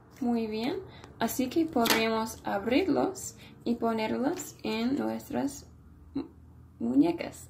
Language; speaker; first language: Spanish; non-native, fluent; English